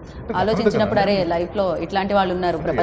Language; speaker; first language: Telugu; native; Telugu